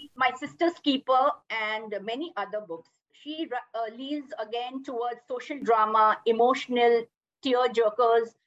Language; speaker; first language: English; non-native, local second language; Gujarati